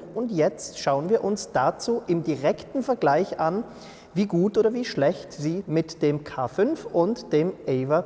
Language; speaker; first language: German; native; German